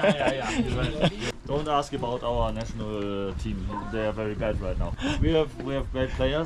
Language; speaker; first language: English; non-native, fluent; Spanish